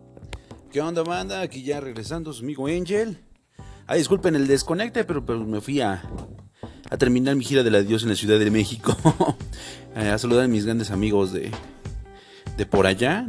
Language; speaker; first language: Spanish; native; Spanish